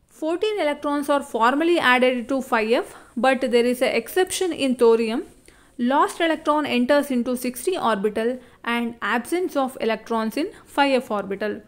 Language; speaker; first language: English; non-native, local second language; Kannada